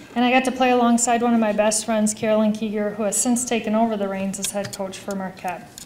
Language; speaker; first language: English; native; English